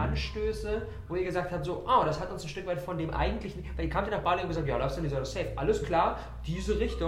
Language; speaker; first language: German; native; German